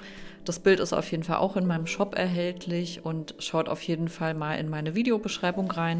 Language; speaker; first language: German; native; German